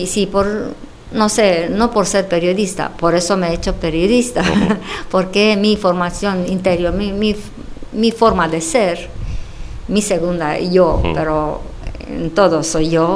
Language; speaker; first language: Spanish; non-native, fluent; Romanian